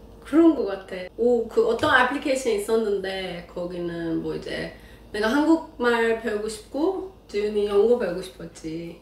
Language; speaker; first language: Korean; non-native, learner; Persian